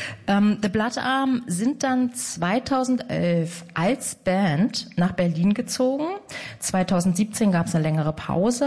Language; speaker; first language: German; native; German